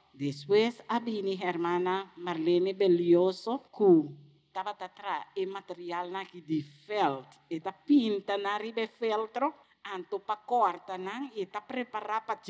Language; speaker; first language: Portuguese; non-native, learner; Papiamento